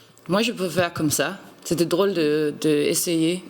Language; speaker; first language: French; non-native, learner; Danish